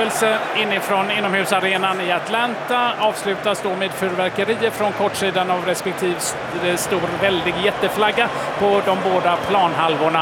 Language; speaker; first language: Swedish; native; Swedish